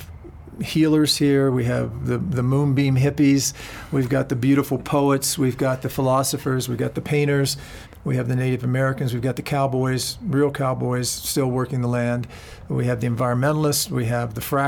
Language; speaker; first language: English; native; English